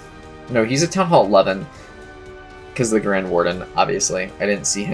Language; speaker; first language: English; native; English